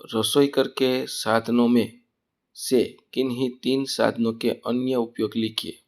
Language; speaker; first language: Hindi; non-native, local second language; Gujarati